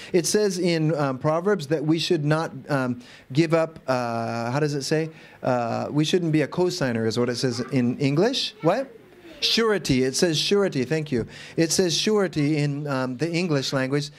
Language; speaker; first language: English; native; English